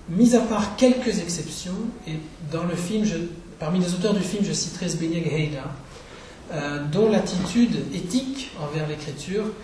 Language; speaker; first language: French; non-native, fluent; Czech